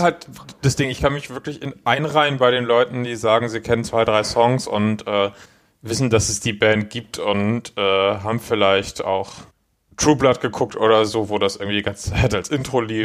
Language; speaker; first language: German; native; German